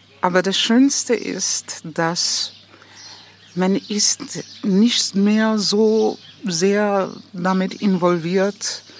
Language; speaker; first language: German; non-native, fluent; English